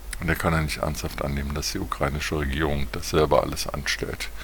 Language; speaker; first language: German; native; German